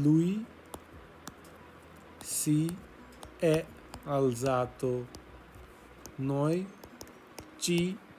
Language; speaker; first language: Italian; non-native, fluent; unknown